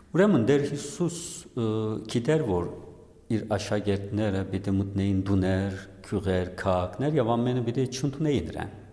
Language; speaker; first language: Armenian; early bilingual, heritage; Armenian